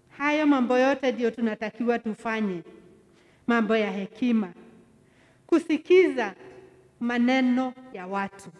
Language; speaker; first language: Swahili; non-native, local second language; Kikuyu